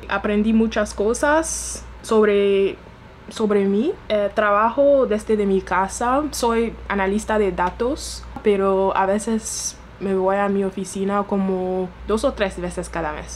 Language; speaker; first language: Spanish; non-native, learner; French